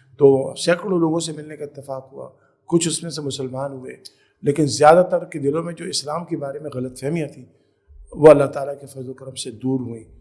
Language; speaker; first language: Urdu; native; Urdu